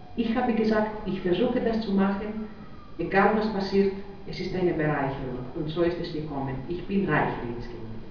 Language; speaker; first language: German; non-native, fluent; Greek